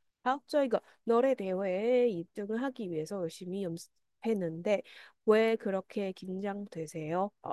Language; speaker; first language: Korean; non-native, fluent; Chinese